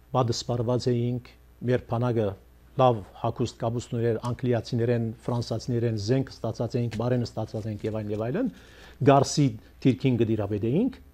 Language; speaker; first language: Armenian; early bilingual, heritage; Armenian